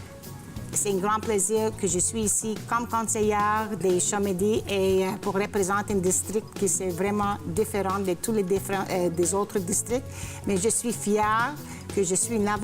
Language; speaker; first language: French; non-native, fluent; Greek